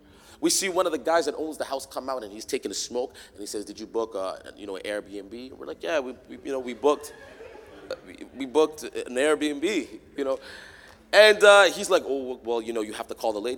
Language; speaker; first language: English; native; English